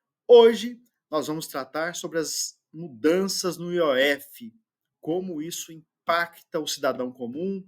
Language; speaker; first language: Portuguese; native; Portuguese